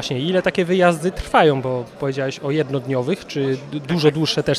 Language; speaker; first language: Polish; native; Polish